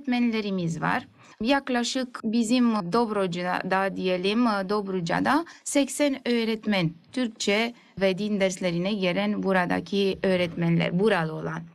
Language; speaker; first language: Turkish; native; Turkish